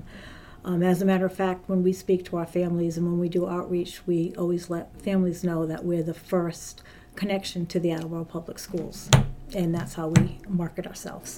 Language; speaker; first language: English; native; English